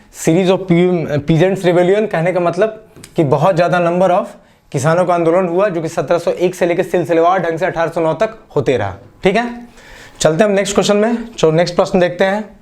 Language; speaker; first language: Hindi; non-native, local second language; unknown